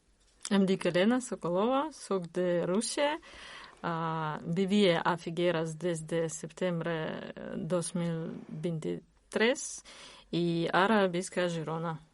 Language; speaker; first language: Catalan; non-native, learner; Russian